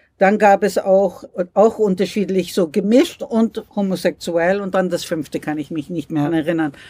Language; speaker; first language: German; non-native, fluent; English